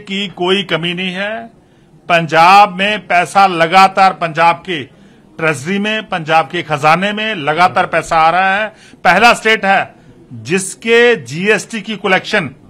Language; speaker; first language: Hindi; non-native, local second language; Punjabi